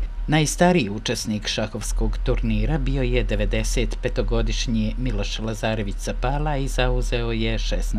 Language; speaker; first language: Serbian; native; Serbian